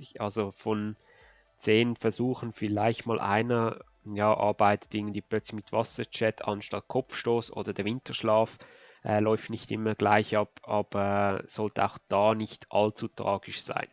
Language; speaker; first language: German; native; German